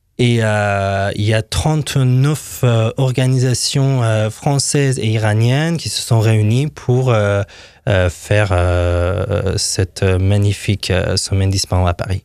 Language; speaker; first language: French; non-native, fluent; Persian